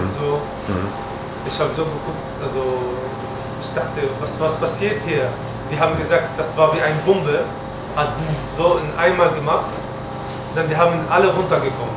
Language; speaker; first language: German; non-native, learner; Arabic